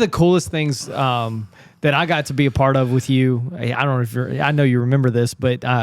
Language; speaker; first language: English; native; English